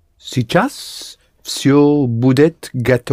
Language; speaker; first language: Russian; non-native, learner; English